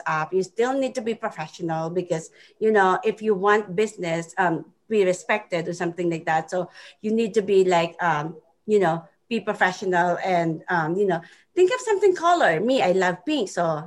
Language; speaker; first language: English; non-native, local second language; Filipino